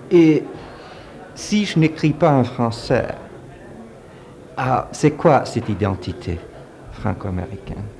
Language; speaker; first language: French; early bilingual, heritage; French